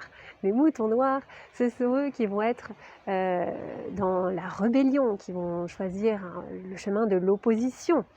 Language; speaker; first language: French; native; French